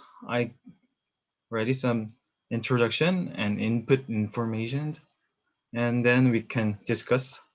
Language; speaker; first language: English; non-native, learner; Korean